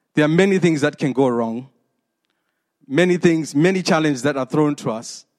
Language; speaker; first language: English; non-native, local second language; Shona